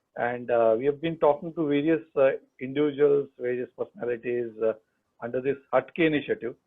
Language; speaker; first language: English; non-native, local second language; Marathi